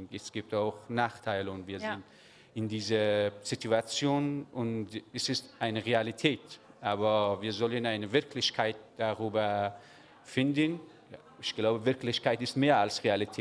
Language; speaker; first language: German; non-native, learner; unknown